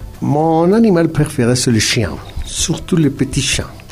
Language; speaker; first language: French; non-native, fluent; Spanish